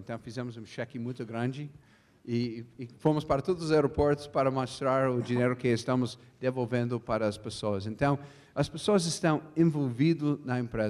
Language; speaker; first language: Portuguese; non-native, fluent; English